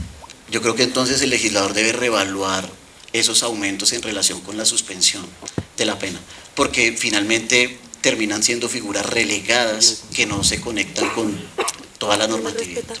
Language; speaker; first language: Spanish; native; Spanish